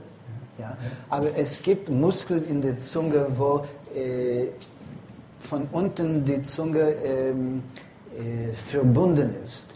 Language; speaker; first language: German; non-native, fluent; English